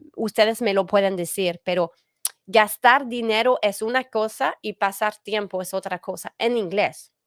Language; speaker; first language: Spanish; non-native, fluent; English